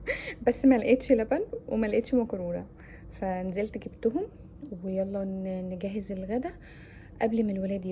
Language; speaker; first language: Arabic; native; Arabic